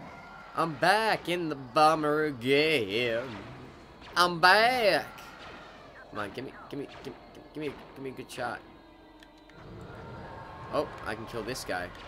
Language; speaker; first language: English; native; English